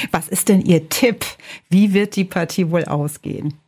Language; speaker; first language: German; native; German